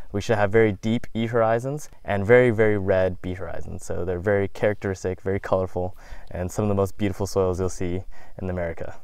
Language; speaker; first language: English; native; English